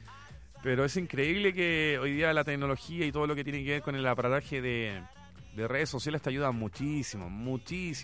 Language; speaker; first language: Spanish; native; Spanish